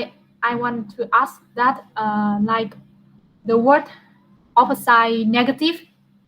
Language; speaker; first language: English; non-native, learner; Vietnamese